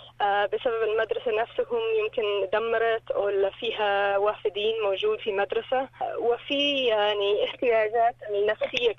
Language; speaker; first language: Arabic; non-native, learner; English